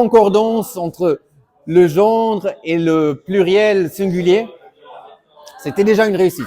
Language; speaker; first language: French; non-native, fluent; German